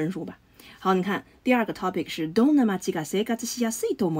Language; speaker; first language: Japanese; non-native, learner; Chinese